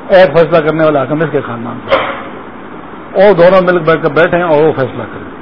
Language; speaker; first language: Urdu; non-native, local second language; Pashto